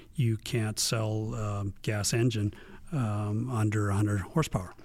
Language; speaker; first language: English; native; English